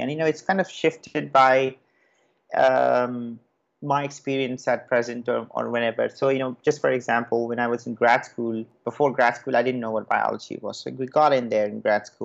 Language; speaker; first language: English; non-native, local second language; Bangla